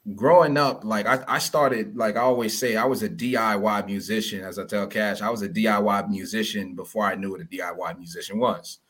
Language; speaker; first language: English; early bilingual, other home language; Yoruba